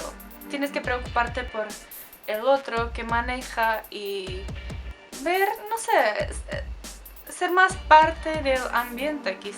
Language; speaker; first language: Spanish; non-native, fluent; Czech